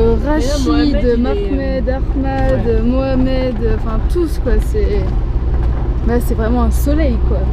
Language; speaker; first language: French; native; French